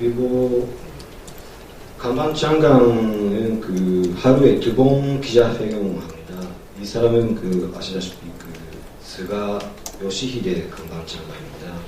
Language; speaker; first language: Korean; non-native, learner; Japanese